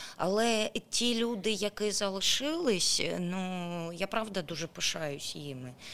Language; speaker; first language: Ukrainian; non-native, local second language; Russian